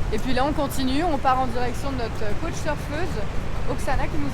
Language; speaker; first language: French; native; French